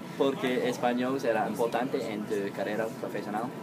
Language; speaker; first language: Spanish; non-native, learner; English